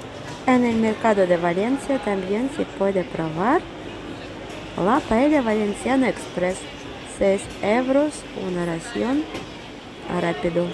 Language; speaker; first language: Spanish; non-native, fluent; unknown